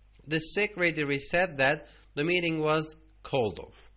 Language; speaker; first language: English; non-native, fluent; Turkish